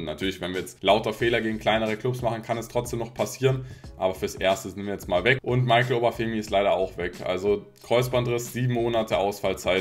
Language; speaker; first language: German; native; German